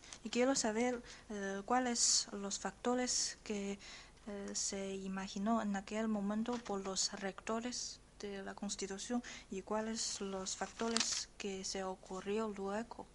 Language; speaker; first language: Spanish; non-native, learner; Chinese